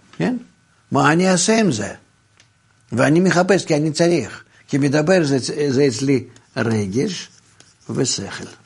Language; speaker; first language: Hebrew; non-native, fluent; Russian